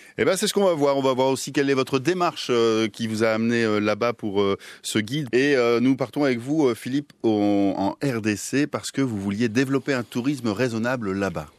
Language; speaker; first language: French; native; French